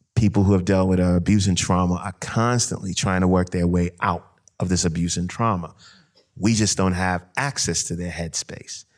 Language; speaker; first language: English; non-native, local second language; Akan